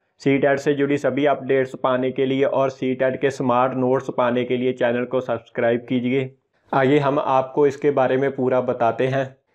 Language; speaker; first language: Hindi; non-native, local second language; Punjabi